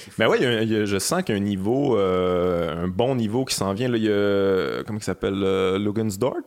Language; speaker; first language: French; native; French